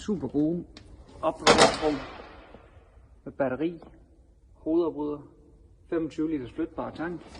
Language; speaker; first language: Danish; native; Danish